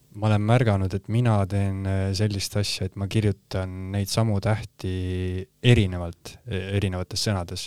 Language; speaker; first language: Estonian; native; Estonian